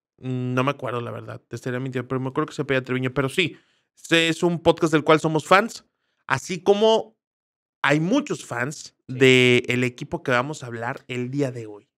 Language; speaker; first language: Spanish; native; Spanish